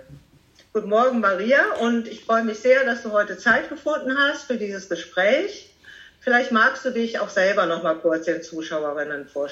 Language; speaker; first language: German; native; German